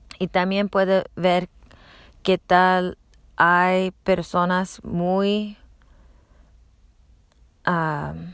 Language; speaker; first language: Spanish; non-native, learner; English